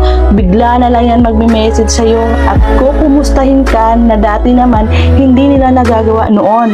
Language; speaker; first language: Filipino; native; Filipino